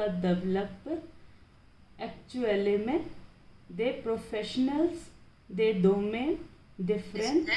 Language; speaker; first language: French; non-native, learner; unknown